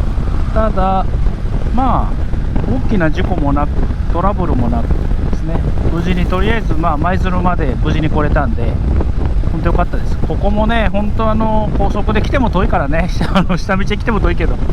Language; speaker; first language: Japanese; native; Japanese